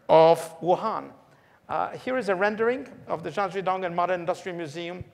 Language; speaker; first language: English; early bilingual, other home language; Polish